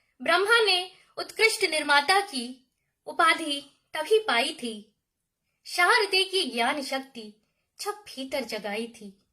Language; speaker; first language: Hindi; native; Hindi